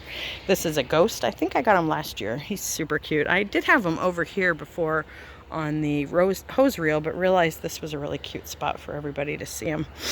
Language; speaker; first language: English; native; English